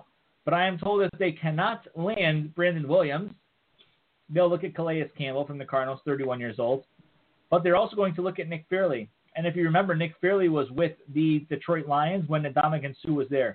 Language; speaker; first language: English; native; English